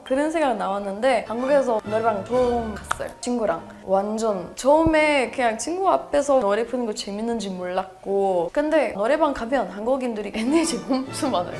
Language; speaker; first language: Korean; non-native, learner; English